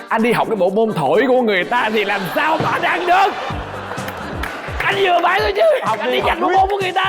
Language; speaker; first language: Vietnamese; native; Vietnamese